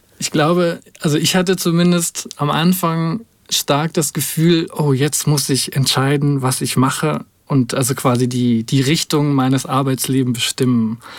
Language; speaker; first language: German; native; German